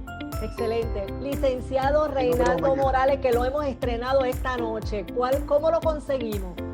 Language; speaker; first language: Spanish; native; Spanish